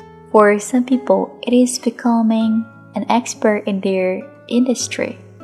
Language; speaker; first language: English; non-native, fluent; Chinese